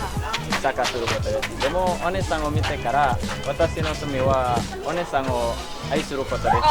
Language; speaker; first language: Japanese; non-native, learner; Indonesian